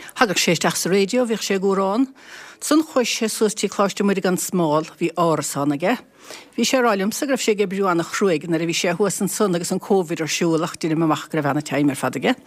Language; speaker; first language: Irish; native; Irish